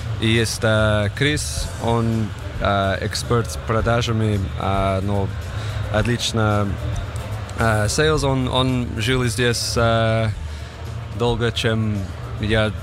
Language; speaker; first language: Russian; non-native, learner; English